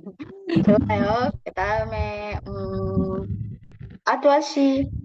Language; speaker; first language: Korean; non-native, fluent; Indonesian